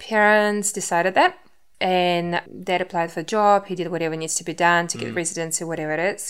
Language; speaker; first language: English; non-native, fluent; Russian